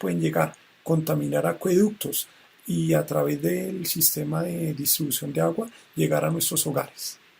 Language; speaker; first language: Spanish; native; Spanish